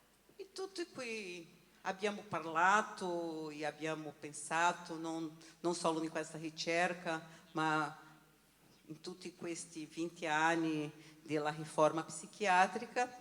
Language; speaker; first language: Italian; non-native, learner; Portuguese